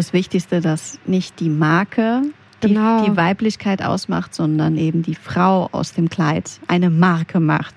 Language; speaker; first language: German; native; German